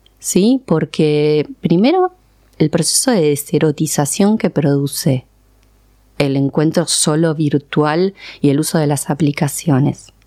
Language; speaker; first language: Spanish; early bilingual, other home language; Persian